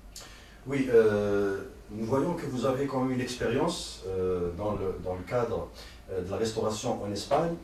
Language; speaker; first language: French; non-native, local second language; Kabyle